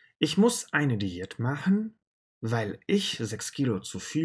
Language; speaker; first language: German; non-native, learner; Russian